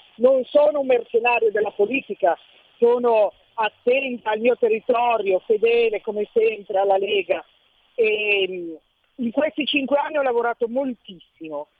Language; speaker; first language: Italian; native; Italian